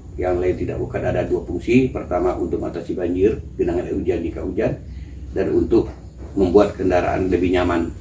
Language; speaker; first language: Indonesian; non-native, local second language; Minangkabau